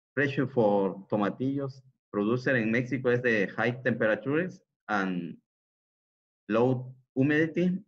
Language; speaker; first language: English; non-native, learner; Spanish